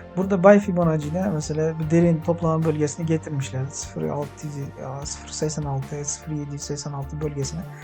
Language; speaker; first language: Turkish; non-native, fluent; Uzbek